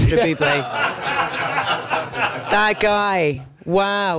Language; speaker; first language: English; native; English